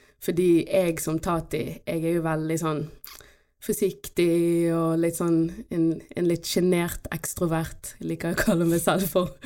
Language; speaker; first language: Norwegian; early bilingual, other home language; Portuguese